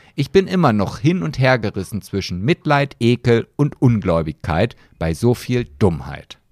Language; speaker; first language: German; native; German